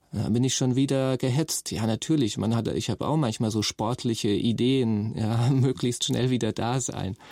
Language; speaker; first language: German; native; German